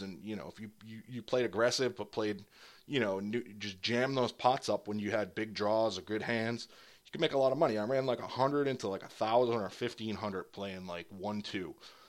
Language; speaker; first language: English; native; English